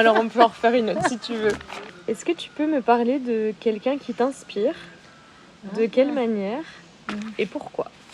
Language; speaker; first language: French; native; French